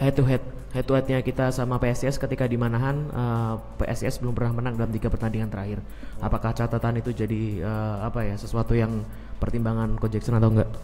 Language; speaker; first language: Indonesian; native; Indonesian